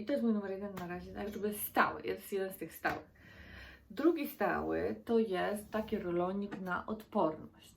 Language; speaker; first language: Polish; native; Polish